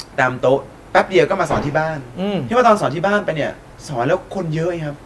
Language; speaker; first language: Thai; native; Thai